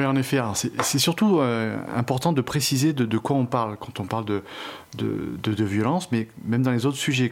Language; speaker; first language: French; native; French